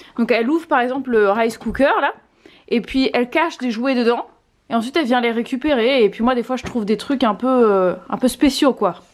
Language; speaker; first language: French; native; French